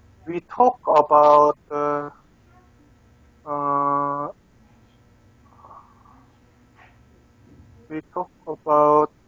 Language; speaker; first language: English; non-native, learner; Korean